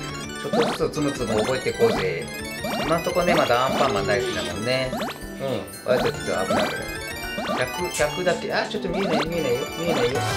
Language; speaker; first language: Japanese; native; Japanese